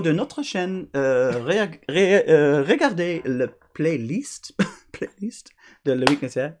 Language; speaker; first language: French; non-native, learner; Dutch